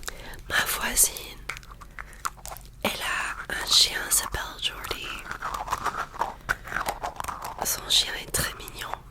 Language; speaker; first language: French; non-native, learner; English